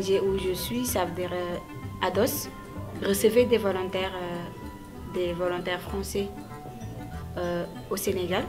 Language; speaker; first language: French; non-native, local second language; Wolof